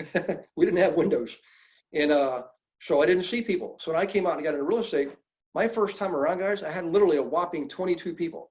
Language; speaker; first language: English; native; English